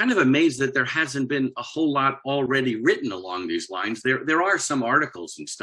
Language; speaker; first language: English; native; English